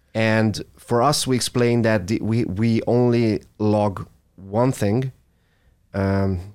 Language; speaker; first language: English; non-native, fluent; Hungarian